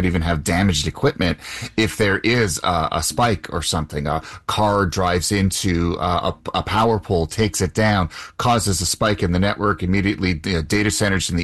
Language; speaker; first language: English; native; English